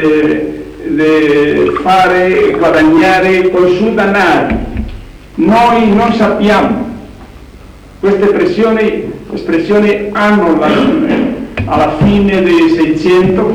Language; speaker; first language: Italian; non-native, learner; Spanish